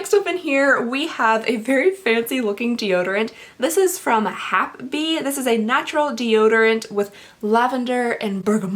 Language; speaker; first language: English; native; English